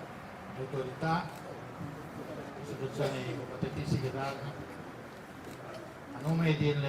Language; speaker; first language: Italian; native; Italian